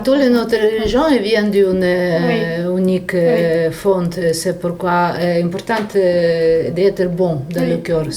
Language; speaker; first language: French; non-native, fluent; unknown